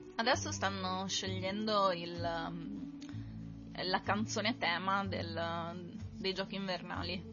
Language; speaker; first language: Italian; native; Italian